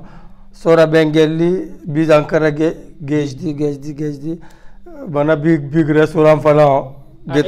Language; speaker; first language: Turkish; non-native, learner; French